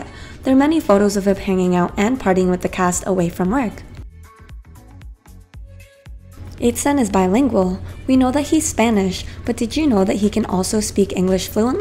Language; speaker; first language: English; native; English